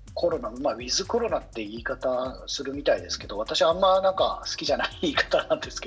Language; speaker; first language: Japanese; native; Japanese